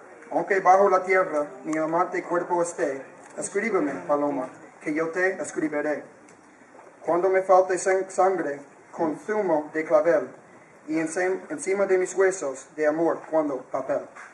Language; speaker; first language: Spanish; non-native, learner; English